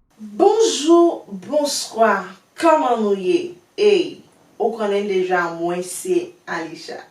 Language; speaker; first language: French; non-native, learner; Haitian Creole